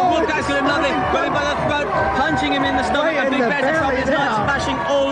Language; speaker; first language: English; native; English